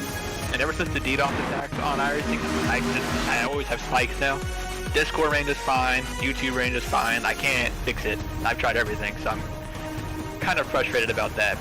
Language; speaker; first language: English; native; English